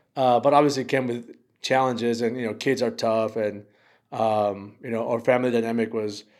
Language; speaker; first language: English; early bilingual, other home language; Spanish